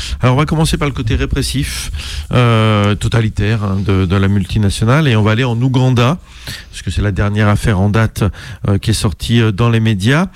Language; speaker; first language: French; native; French